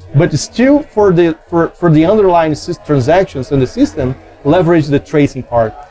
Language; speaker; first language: English; non-native, fluent; Portuguese